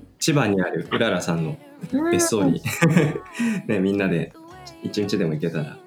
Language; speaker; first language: Japanese; native; Japanese